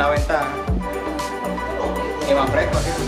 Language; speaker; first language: Spanish; native; Spanish